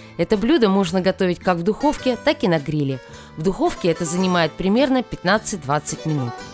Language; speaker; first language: Russian; native; Russian